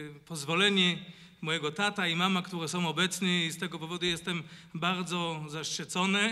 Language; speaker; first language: Polish; non-native, fluent; Hebrew